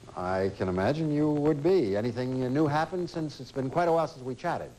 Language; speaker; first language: English; native; English